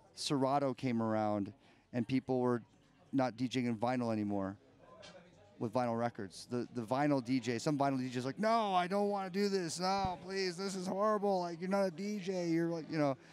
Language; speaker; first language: English; native; English